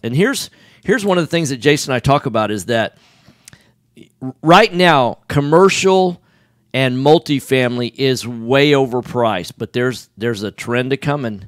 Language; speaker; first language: English; native; English